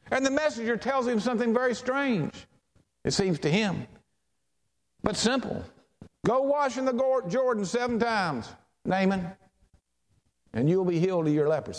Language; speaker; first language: English; native; English